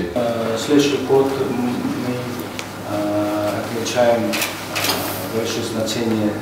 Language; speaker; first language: Russian; non-native, learner; Korean